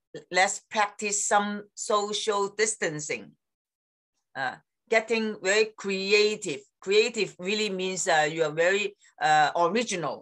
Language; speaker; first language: English; non-native, fluent; Chinese